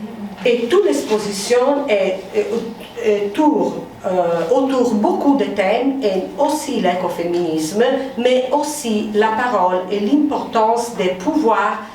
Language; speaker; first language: French; non-native, fluent; Italian